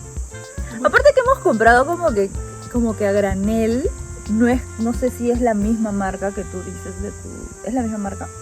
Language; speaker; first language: Spanish; native; Spanish